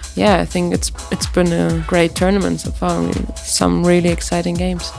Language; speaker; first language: English; non-native, fluent; German